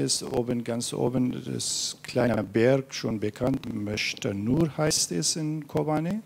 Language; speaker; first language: German; non-native, fluent; Kurdish